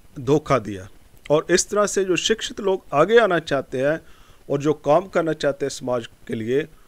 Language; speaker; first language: Hindi; non-native, local second language; Punjabi